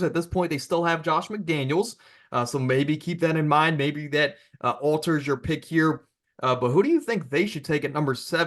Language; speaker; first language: English; native; English